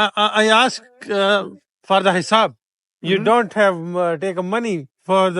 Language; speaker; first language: English; non-native, learner; Punjabi